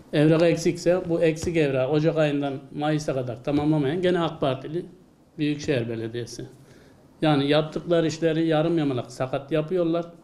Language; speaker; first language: Turkish; native; Turkish